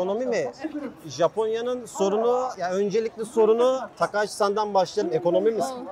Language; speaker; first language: Turkish; native; Turkish